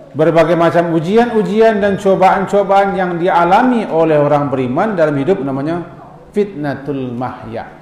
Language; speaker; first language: Malay; non-native, local second language; Minangkabau